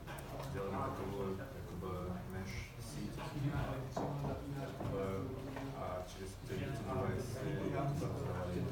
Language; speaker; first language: Czech; non-native, learner; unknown